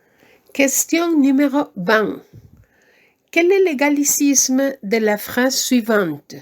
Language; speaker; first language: French; non-native, fluent; Spanish